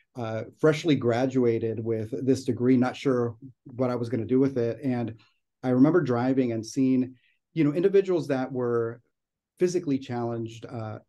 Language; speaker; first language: English; native; English